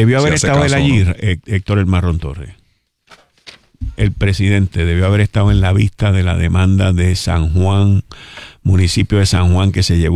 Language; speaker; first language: Spanish; native; Spanish